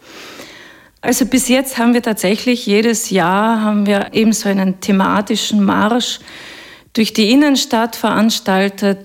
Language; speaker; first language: German; non-native, fluent; Russian